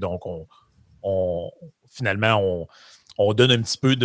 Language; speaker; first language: French; native; French